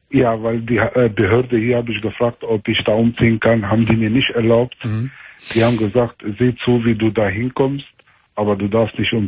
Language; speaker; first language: German; early bilingual, other home language; Albanian